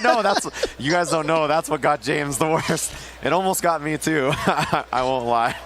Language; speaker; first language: English; native; English